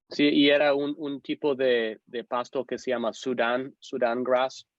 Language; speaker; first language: Spanish; non-native, fluent; English